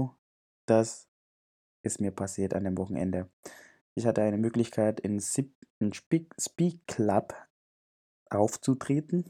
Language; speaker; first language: German; non-native, fluent; Indonesian